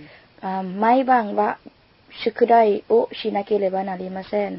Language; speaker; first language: Japanese; non-native, learner; Lao